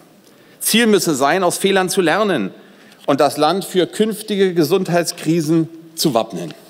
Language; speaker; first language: German; native; German